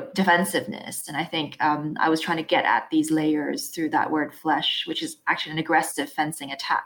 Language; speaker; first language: English; non-native, local second language; Cantonese